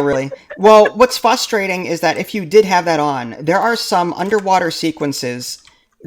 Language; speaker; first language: English; native; English